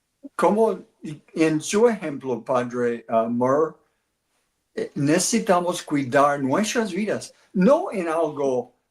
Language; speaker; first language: Spanish; non-native, learner; English